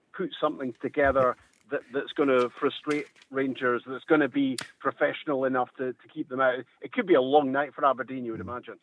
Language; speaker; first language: English; native; English